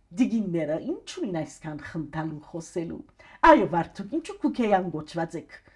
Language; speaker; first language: Armenian; early bilingual, heritage; Armenian